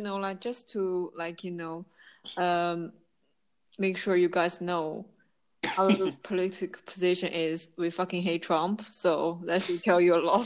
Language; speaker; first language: English; non-native, fluent; Chinese